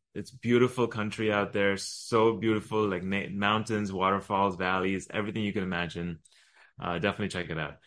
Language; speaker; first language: English; early bilingual, other home language; Arabic